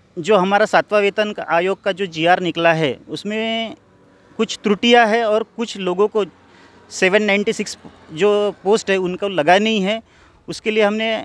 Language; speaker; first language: Hindi; non-native, local second language; Marathi